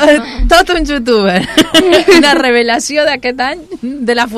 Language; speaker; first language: Catalan; non-native, learner; Spanish